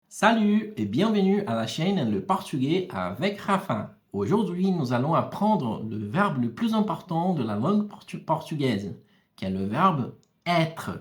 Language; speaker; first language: French; non-native, fluent; Portuguese